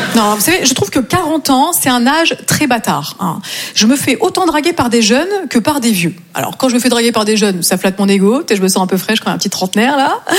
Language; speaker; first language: French; native; French